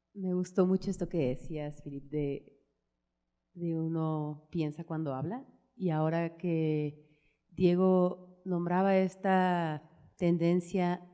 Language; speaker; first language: Spanish; native; Spanish